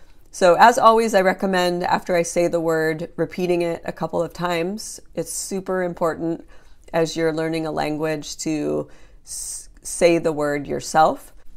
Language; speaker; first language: English; native; English